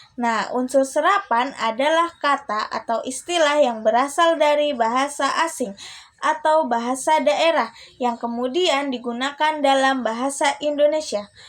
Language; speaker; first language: Indonesian; native; Indonesian